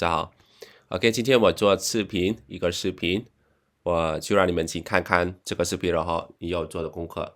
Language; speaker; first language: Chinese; non-native, learner; Khmer